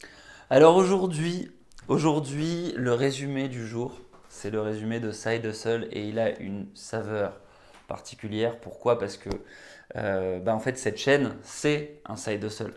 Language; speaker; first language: French; native; French